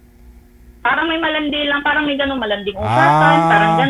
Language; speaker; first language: Filipino; native; Filipino